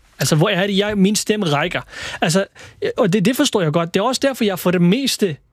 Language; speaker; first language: Danish; early bilingual, other home language; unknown